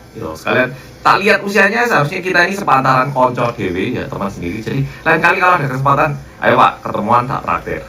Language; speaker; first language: Indonesian; native; Indonesian